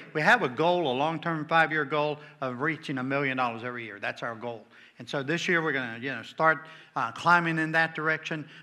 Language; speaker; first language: English; native; English